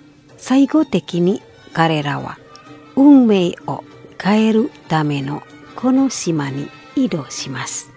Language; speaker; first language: Japanese; non-native, fluent; Indonesian